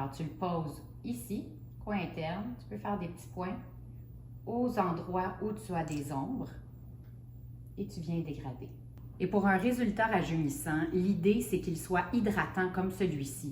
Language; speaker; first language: French; native; French